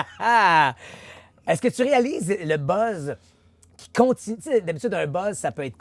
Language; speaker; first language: French; native; French